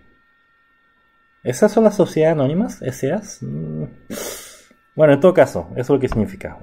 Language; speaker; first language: Spanish; non-native, fluent; Korean